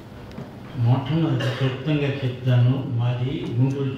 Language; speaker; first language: Telugu; native; Telugu